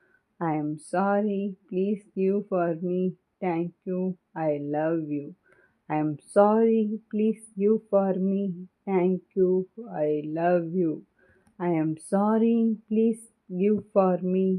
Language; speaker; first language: English; non-native, learner; Tamil